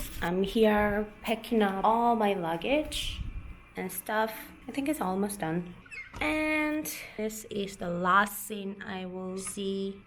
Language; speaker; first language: English; non-native, fluent; Korean